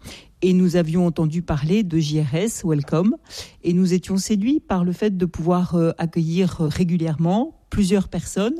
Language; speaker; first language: French; native; French